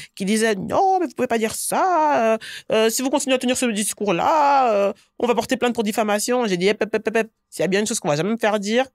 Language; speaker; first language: French; native; French